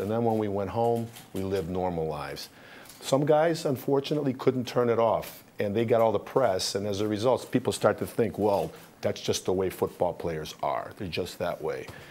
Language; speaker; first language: English; early bilingual, other home language; Russian